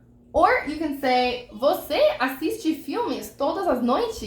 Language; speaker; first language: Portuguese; non-native, fluent; English